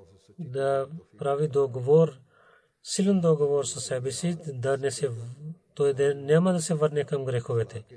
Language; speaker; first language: Bulgarian; non-native, learner; Urdu